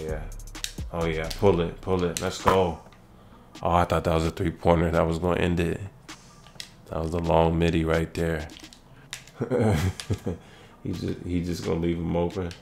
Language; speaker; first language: English; native; English